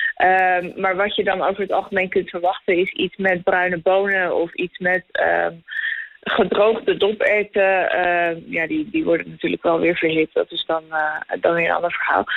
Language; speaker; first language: Dutch; native; Dutch